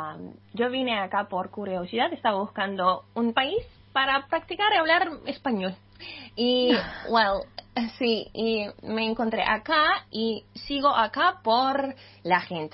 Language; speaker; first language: Spanish; non-native, fluent; Russian